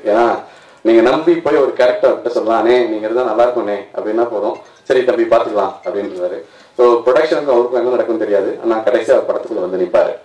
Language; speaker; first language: Tamil; native; Tamil